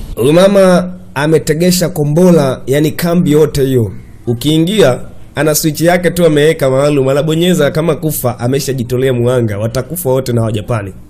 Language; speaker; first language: Swahili; native; Swahili